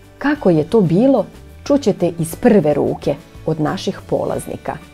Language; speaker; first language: Serbian; native; Serbian